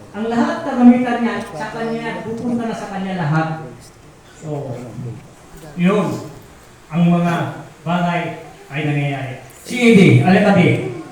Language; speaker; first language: Filipino; non-native, local second language; Cebuano